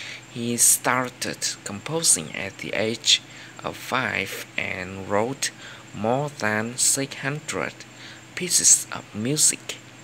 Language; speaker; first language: English; non-native, learner; Vietnamese